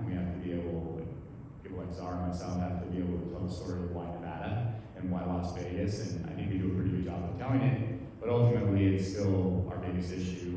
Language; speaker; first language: English; native; English